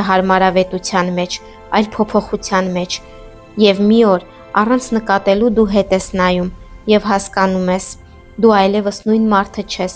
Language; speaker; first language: Armenian; native; Armenian